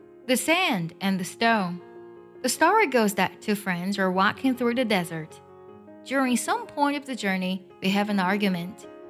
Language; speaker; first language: English; non-native, fluent; Chinese